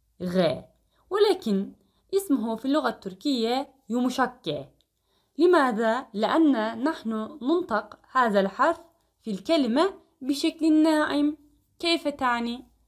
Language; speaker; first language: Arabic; non-native, fluent; Turkish